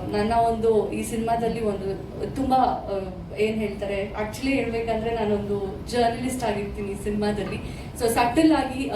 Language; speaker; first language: Kannada; non-native, local second language; Tulu